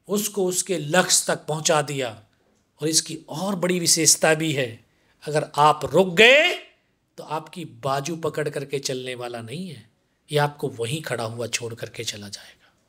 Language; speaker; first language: Hindi; native; Hindi